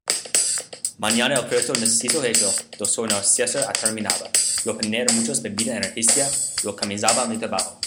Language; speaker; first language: Spanish; non-native, learner; English